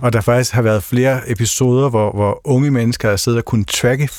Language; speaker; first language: Danish; native; Danish